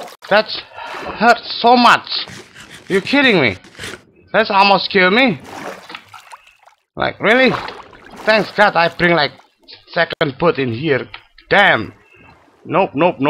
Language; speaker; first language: English; non-native, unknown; Indonesian